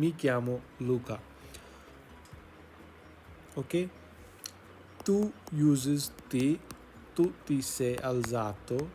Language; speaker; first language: Italian; non-native, fluent; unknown